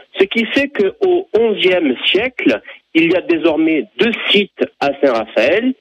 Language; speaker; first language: French; native; French